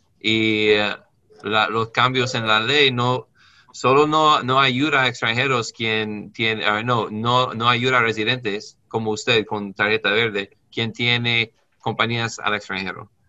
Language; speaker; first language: Spanish; non-native, learner; English